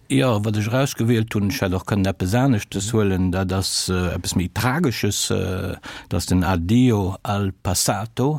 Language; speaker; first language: Luxembourgish; early bilingual, other home language; Italian